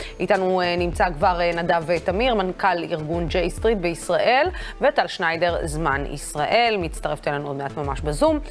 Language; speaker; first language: Hebrew; non-native, local second language; Arabic